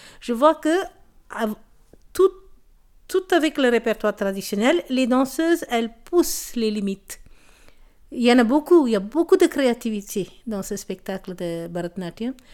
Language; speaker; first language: French; non-native, local second language; Tamil